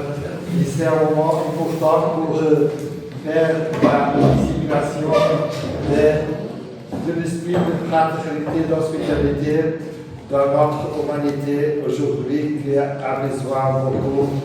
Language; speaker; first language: French; non-native, fluent; Portuguese